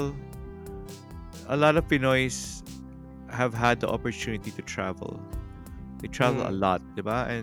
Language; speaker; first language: English; non-native, local second language; Filipino